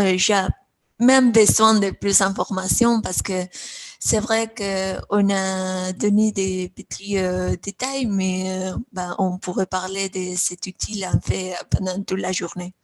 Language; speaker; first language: French; non-native, fluent; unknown